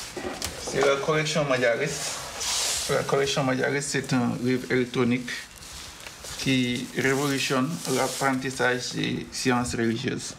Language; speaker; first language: French; non-native, local second language; Wolof